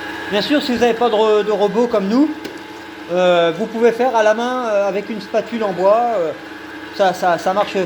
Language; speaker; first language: French; native; French